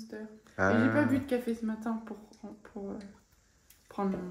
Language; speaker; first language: French; native; French